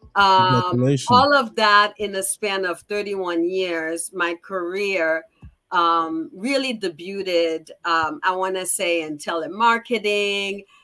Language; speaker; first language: English; early bilingual, other home language; Haitian Creole